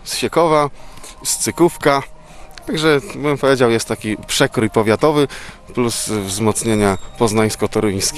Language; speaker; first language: Polish; native; Polish